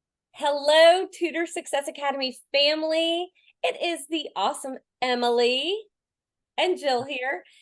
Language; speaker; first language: English; native; English